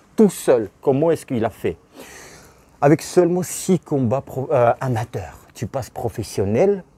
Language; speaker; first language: French; non-native, fluent; Russian